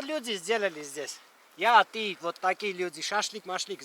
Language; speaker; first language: Russian; non-native, learner; Armenian